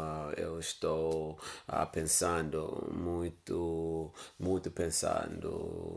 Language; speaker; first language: Portuguese; non-native, learner; English